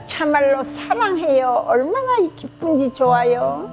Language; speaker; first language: Korean; early bilingual, heritage; Korean